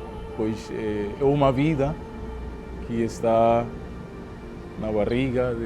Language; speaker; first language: Portuguese; non-native, fluent; Spanish